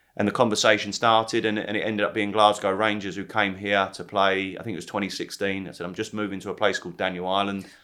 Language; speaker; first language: English; native; English